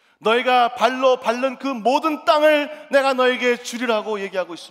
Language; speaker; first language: Korean; native; Korean